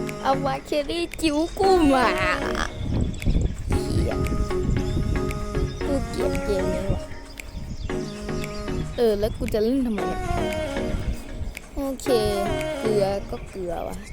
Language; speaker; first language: Thai; native; Thai